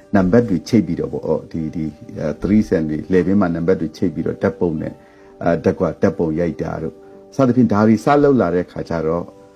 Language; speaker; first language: Burmese; non-native, local second language; Rohingya